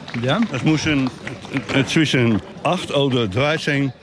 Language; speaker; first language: German; non-native, learner; Dutch